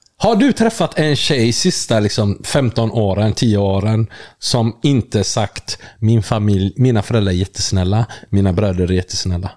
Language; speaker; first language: Swedish; early bilingual, other home language; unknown